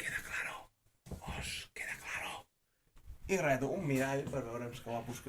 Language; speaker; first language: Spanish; non-native, local second language; Catalan